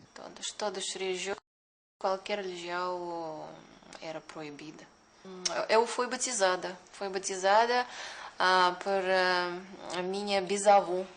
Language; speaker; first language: Portuguese; non-native, fluent; Russian